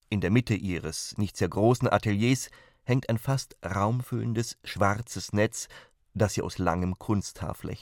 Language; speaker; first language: German; native; German